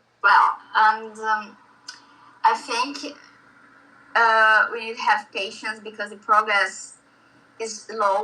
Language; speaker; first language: English; non-native, learner; Portuguese